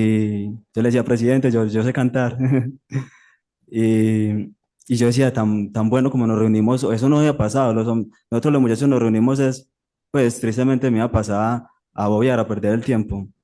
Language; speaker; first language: Spanish; native; Spanish